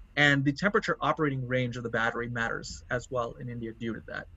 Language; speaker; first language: English; non-native, local second language; Tamil